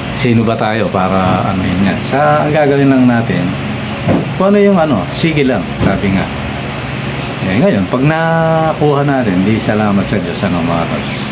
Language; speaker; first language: Filipino; non-native, local second language; Pampanga